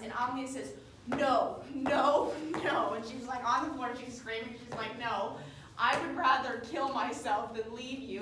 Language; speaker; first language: English; native; English